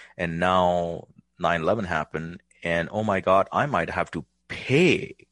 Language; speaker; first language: English; non-native, local second language; Hindi